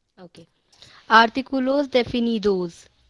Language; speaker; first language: Spanish; non-native, learner; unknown